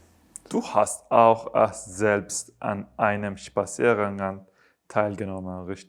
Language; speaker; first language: German; non-native, learner; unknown